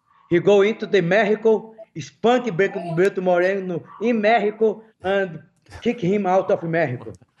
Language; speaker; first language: English; non-native, fluent; Portuguese